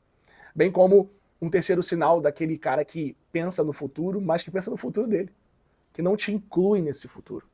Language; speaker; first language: Portuguese; native; Portuguese